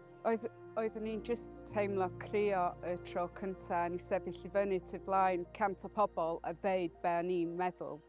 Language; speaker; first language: Welsh; non-native, learner; English